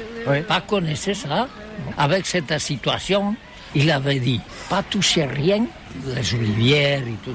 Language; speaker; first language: French; non-native, learner; Catalan